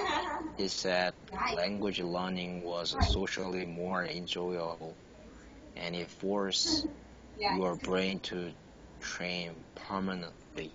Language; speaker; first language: English; non-native, learner; Korean